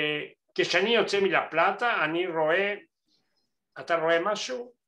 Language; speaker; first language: Hebrew; non-native, fluent; Spanish